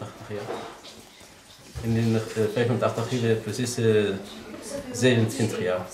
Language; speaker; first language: Dutch; non-native, learner; Arabic